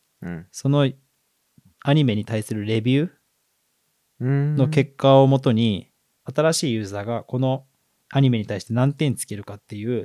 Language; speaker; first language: Japanese; native; Japanese